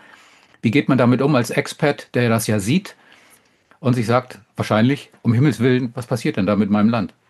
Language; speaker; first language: German; native; German